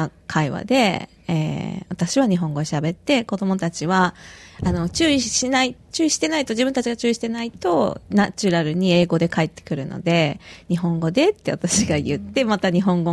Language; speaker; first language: Japanese; native; Japanese